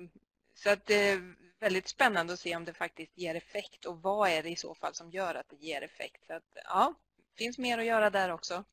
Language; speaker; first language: Swedish; native; Swedish